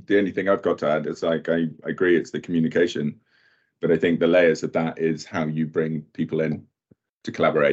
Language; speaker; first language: English; native; English